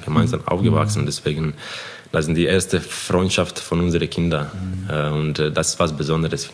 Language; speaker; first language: German; non-native, fluent; Croatian